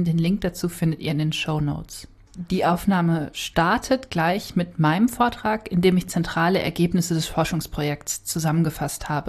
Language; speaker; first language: German; native; German